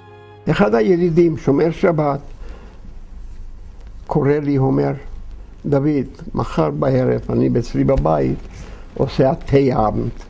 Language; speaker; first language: Hebrew; non-native, fluent; Yiddish